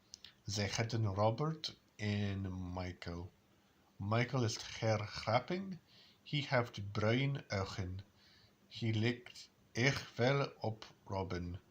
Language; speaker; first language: Dutch; non-native, learner; English